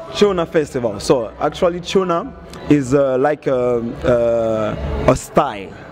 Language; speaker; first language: English; non-native, learner; Portuguese